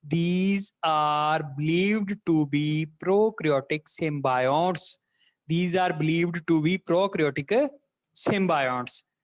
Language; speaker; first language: English; non-native, local second language; Punjabi